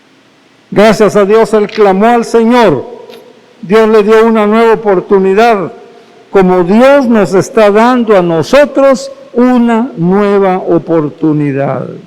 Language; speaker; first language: Spanish; native; Spanish